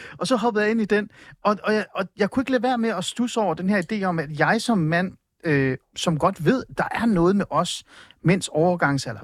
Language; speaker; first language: Danish; native; Danish